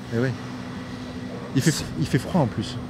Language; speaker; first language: French; native; French